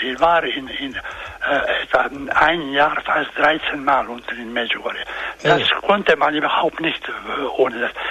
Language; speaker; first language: German; non-native, fluent; Croatian